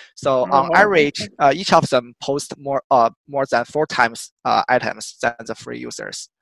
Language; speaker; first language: English; non-native, fluent; Chinese